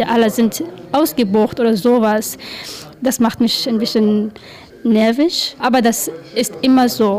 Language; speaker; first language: German; non-native, learner; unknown